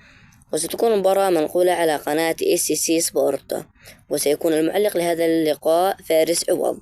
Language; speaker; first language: Arabic; native; Arabic